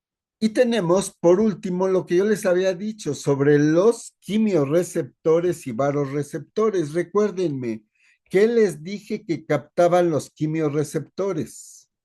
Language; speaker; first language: Spanish; native; Spanish